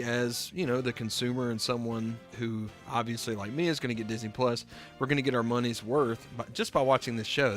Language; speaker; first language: English; native; English